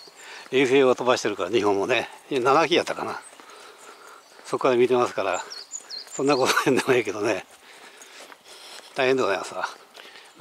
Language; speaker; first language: Japanese; native; Japanese